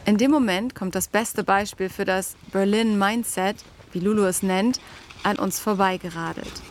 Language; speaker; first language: German; native; German